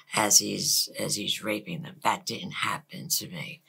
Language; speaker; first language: English; native; English